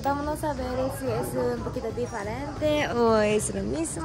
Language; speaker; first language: Spanish; non-native, learner; Japanese